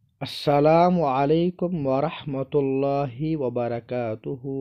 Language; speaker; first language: Arabic; non-native, fluent; Urdu